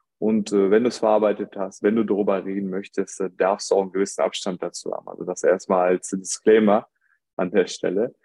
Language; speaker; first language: German; early bilingual, other home language; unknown